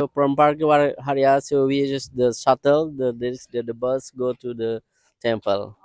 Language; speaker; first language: English; non-native, learner; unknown